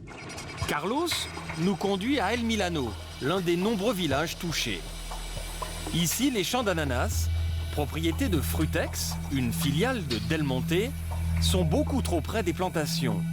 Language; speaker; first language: French; native; French